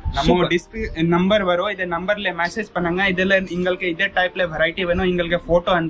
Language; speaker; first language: Tamil; non-native, learner; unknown